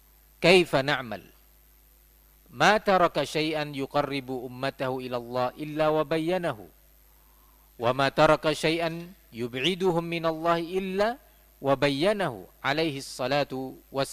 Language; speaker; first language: Arabic; non-native, fluent; Indonesian